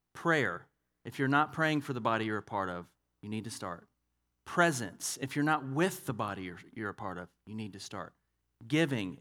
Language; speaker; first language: English; native; English